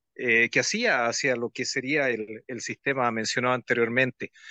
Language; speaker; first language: Spanish; native; Spanish